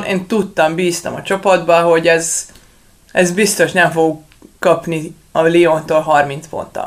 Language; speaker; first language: Hungarian; non-native, learner; Serbian